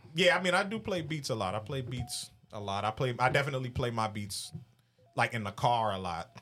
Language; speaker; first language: English; early bilingual, other home language; Spanish